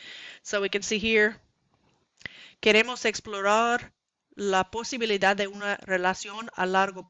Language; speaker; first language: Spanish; non-native, learner; English